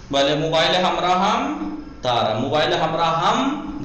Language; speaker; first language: Persian; non-native, fluent; Urdu